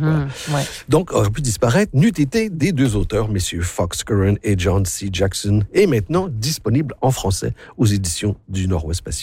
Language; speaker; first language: French; native; French